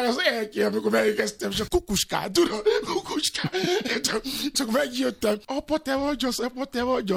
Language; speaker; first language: Hungarian; non-native, learner; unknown